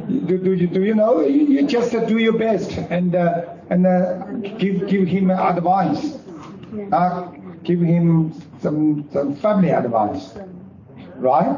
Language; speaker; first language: English; non-native, learner; Chinese